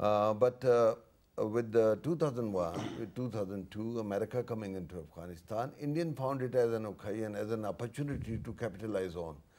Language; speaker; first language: English; non-native, local second language; Urdu